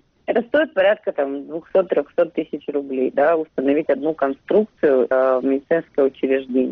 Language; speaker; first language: Russian; native; Russian